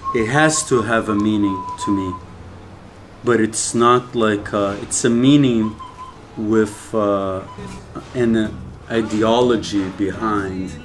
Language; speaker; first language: English; non-native, fluent; Portuguese